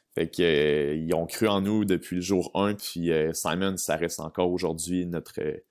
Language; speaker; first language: French; native; French